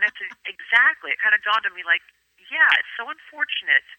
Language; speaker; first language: English; native; English